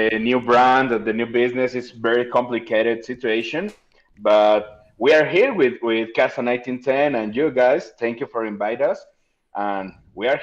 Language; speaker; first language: English; non-native, learner; Spanish